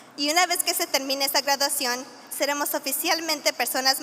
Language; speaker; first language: Spanish; early bilingual, heritage; Spanish